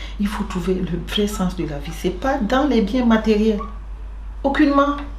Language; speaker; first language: French; non-native, local second language; Basaa